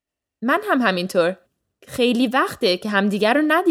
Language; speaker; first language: Persian; early bilingual, heritage; English